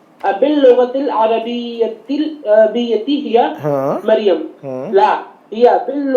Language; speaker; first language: Arabic; non-native, learner; Urdu